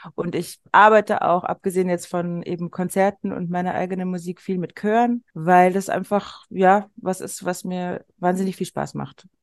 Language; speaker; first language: German; native; German